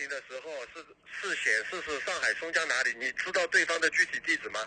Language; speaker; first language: Chinese; native; Chinese